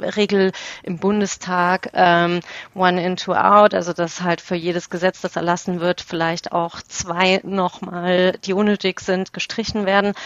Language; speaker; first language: German; native; German